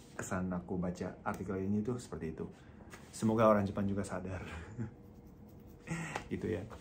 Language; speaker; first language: Indonesian; non-native, fluent; Japanese